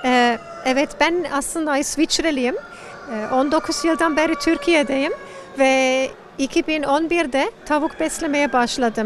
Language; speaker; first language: Turkish; non-native, fluent; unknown